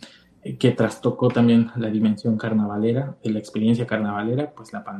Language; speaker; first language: Spanish; native; Spanish